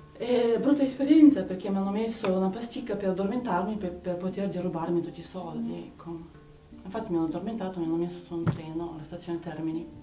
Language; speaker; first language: Italian; non-native, fluent; Romanian